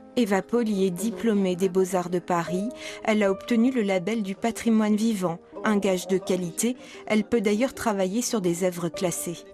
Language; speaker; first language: French; native; French